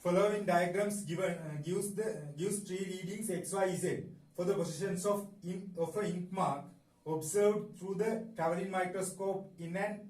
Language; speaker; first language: English; non-native, local second language; Sinhala